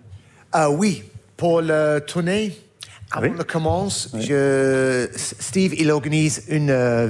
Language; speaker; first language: French; non-native, learner; English